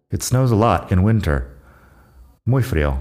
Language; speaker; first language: Spanish; non-native, fluent; English